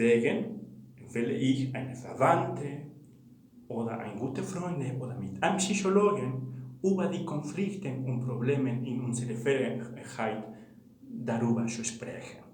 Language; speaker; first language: German; non-native, fluent; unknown